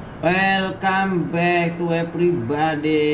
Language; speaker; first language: English; non-native, local second language; Indonesian